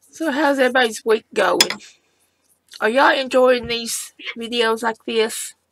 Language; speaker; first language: English; native; English